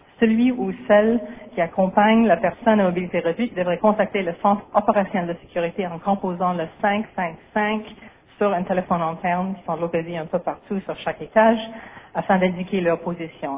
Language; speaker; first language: French; native; French